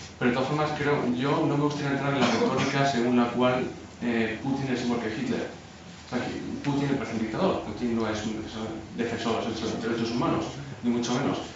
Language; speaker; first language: Spanish; native; Spanish